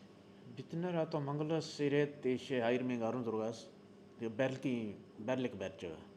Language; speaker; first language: Mongolian; non-native, learner; Urdu